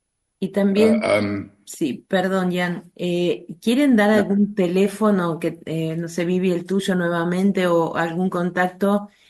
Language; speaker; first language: Spanish; native; Spanish